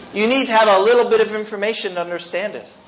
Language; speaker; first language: English; native; English